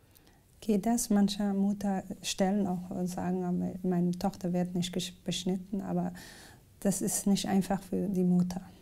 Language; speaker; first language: German; non-native, learner; Somali